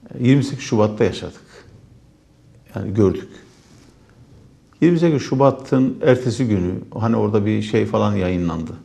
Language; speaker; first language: Turkish; native; Turkish